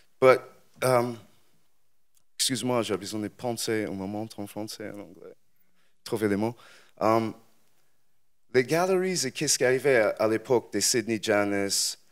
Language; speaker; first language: French; non-native, learner; English